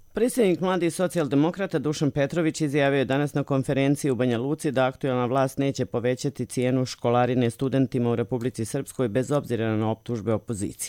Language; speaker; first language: Croatian; native; Croatian